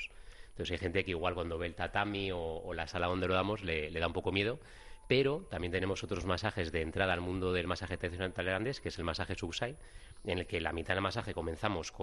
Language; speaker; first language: Spanish; native; Spanish